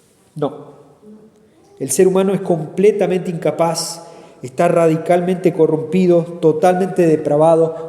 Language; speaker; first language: Spanish; native; Spanish